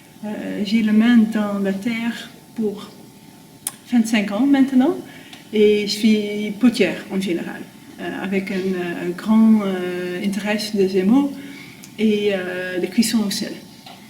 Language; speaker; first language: French; non-native, fluent; Dutch